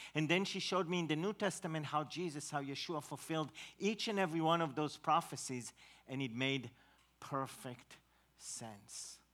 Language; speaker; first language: English; non-native, fluent; Hebrew